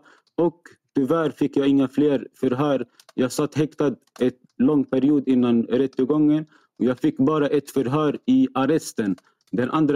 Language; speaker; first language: Swedish; non-native, fluent; Arabic